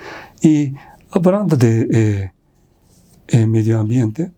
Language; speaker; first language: Spanish; non-native, fluent; Japanese